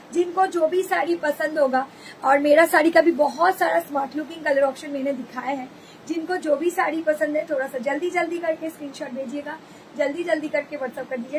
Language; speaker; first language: Hindi; non-native, local second language; Bangla